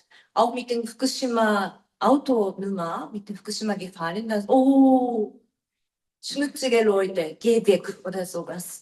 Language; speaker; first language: German; non-native, learner; Japanese